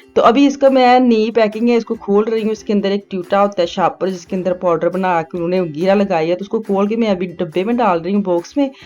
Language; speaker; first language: Urdu; non-native, local second language; Punjabi